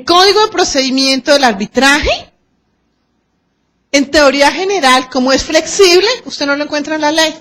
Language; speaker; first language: Spanish; native; Spanish